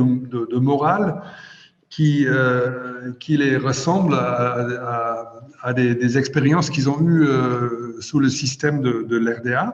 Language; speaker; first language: French; non-native, fluent; German